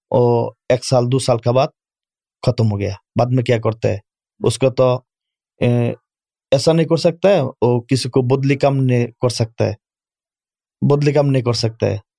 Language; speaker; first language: Urdu; non-native, learner; Bangla